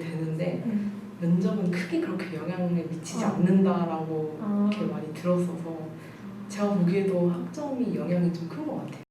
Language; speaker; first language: Korean; native; Korean